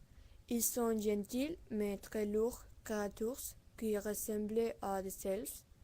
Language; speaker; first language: French; non-native, learner; Spanish